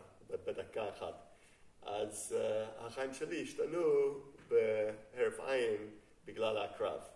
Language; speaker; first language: Hebrew; non-native, fluent; English